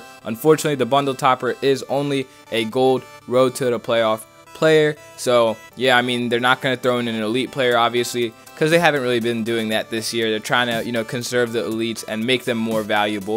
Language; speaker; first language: English; native; English